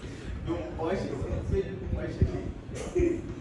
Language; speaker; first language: Portuguese; native; Portuguese